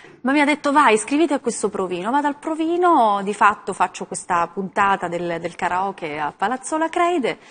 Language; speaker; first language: Italian; native; Italian